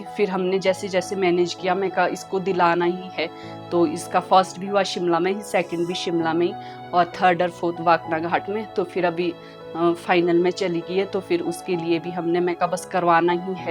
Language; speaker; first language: Hindi; native; Hindi